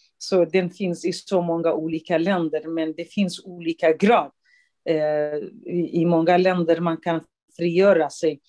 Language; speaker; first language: Swedish; non-native, fluent; Kurdish